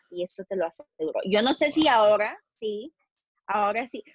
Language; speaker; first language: Spanish; early bilingual, heritage; Spanish